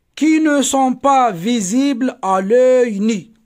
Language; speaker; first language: French; non-native, local second language; Arabic